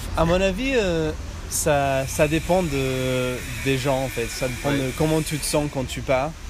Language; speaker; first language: French; non-native, fluent; English